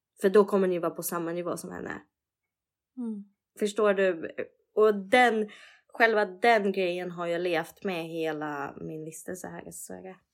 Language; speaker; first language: Swedish; early bilingual, other home language; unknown